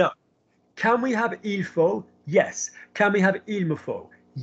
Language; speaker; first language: English; native; English